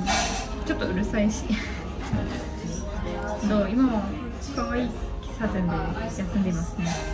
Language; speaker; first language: Japanese; non-native, learner; German